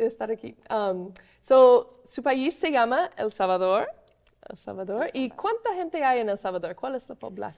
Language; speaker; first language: Spanish; non-native, fluent; English